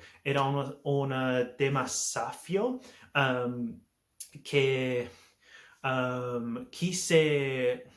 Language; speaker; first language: Spanish; non-native, learner; English